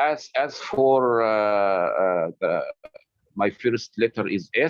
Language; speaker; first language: English; non-native, fluent; Arabic